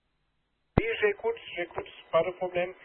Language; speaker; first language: French; non-native, learner; German